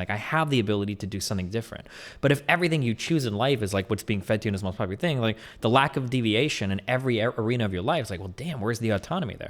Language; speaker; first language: English; native; English